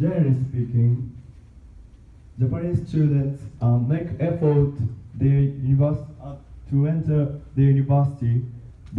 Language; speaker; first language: English; non-native, learner; Japanese